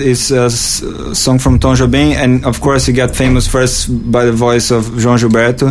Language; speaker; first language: English; non-native, fluent; Portuguese